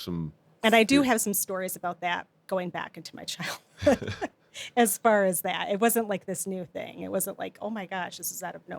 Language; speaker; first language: English; native; English